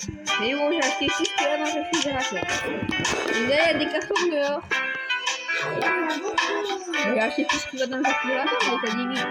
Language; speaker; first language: French; native; French